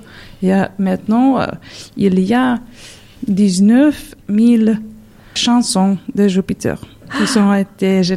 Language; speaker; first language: French; non-native, learner; Serbian